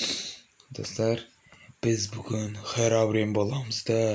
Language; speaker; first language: Kazakh; native; Kazakh